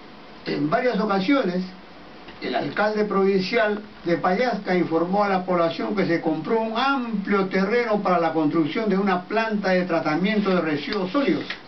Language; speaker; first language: Spanish; native; Spanish